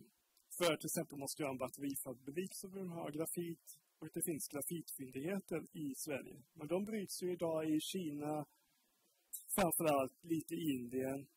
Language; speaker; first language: Swedish; native; Swedish